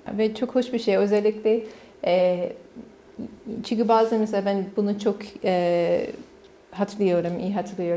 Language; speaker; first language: Turkish; non-native, learner; English